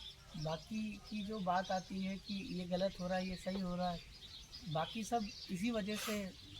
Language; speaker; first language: Hindi; native; Hindi